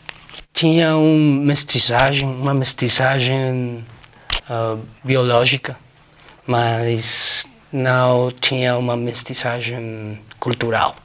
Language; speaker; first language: Portuguese; non-native, fluent; Spanish